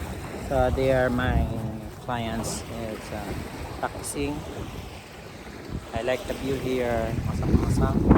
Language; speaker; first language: English; non-native, local second language; Hiligaynon